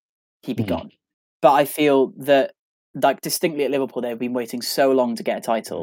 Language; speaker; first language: English; native; English